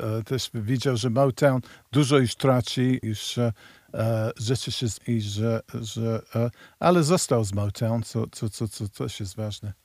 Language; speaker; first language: Polish; early bilingual, heritage; Polish